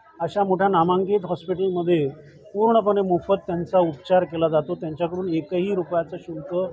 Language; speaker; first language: Marathi; native; Marathi